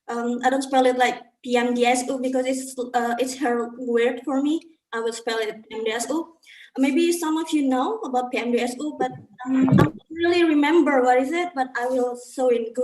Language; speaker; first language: English; non-native, learner; Indonesian